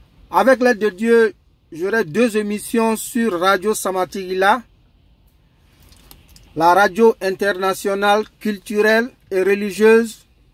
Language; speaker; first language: French; non-native, local second language; Dyula